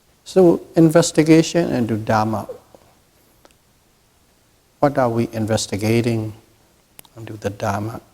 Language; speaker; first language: English; non-native, fluent; Burmese